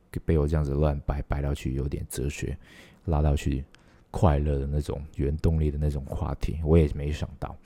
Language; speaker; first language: Chinese; non-native, local second language; Cantonese